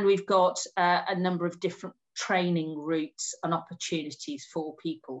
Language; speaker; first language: English; native; English